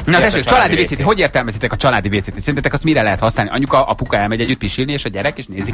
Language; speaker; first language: Hungarian; native; Hungarian